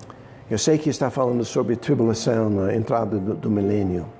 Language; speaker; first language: Portuguese; non-native, fluent; English